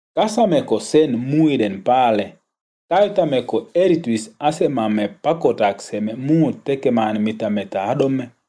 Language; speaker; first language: Finnish; non-native, learner; Swahili